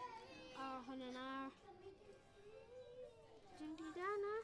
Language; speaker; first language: Welsh; non-native, local second language; English